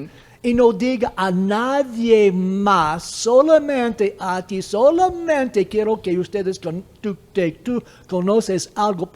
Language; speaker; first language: Spanish; non-native, fluent; English